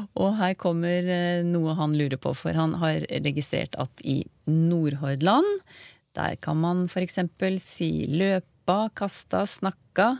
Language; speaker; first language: Norwegian; native; Norwegian